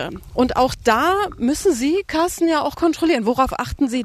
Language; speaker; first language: German; native; German